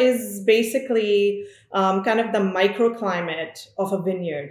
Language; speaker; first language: English; non-native, local second language; Punjabi